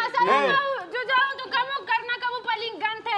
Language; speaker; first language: Indonesian; non-native, learner; Russian